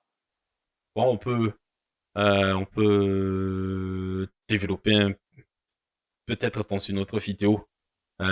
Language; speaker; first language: French; non-native, local second language; Malagasy